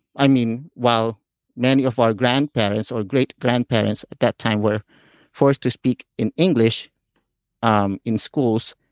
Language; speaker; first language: English; non-native, local second language; Filipino